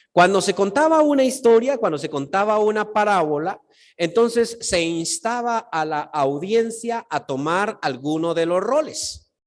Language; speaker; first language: Spanish; native; Spanish